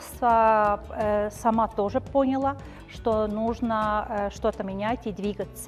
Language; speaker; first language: Russian; non-native, fluent; Estonian